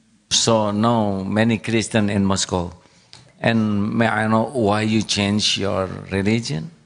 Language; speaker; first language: English; non-native, learner; Indonesian